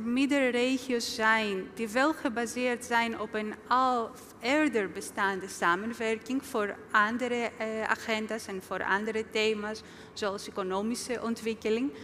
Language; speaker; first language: Dutch; non-native, fluent; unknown